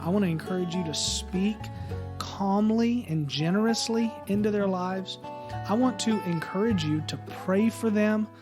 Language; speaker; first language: English; native; English